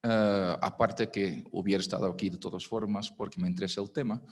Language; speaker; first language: Spanish; non-native, fluent; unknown